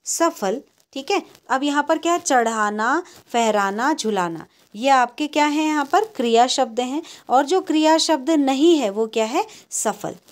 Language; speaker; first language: Hindi; native; Hindi